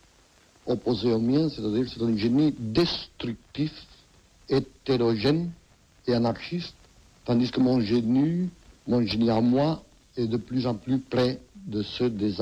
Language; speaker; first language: French; non-native, fluent; Catalan